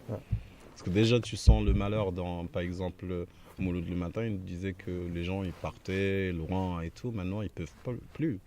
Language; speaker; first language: French; non-native, local second language; Arabic